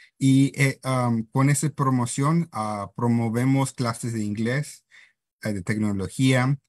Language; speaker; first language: Spanish; non-native, fluent; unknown